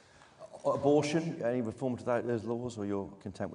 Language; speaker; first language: English; native; English